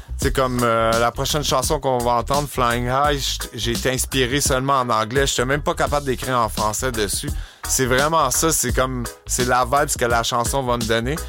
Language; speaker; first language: French; native; French